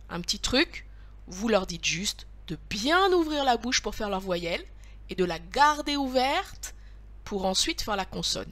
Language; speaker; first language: French; native; French